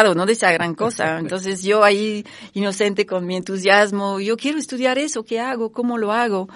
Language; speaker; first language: Spanish; non-native, fluent; French